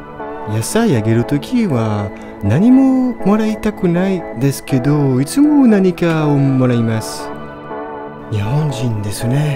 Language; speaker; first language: Japanese; non-native, learner; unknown